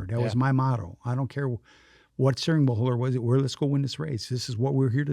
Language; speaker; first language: English; native; English